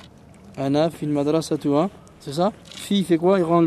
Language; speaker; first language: Arabic; non-native, learner; French